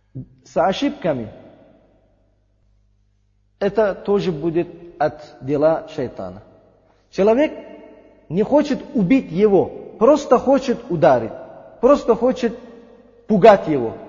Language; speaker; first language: Russian; non-native, learner; Uzbek